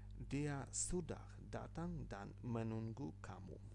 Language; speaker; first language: Indonesian; non-native, fluent; Ukrainian